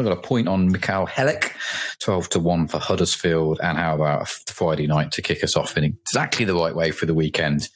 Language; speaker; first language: English; native; English